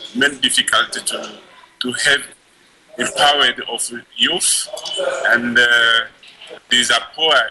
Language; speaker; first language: English; non-native, learner; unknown